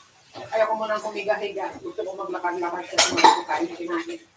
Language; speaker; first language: Filipino; native; Filipino